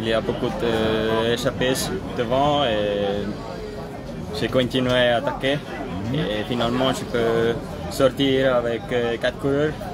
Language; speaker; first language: French; non-native, learner; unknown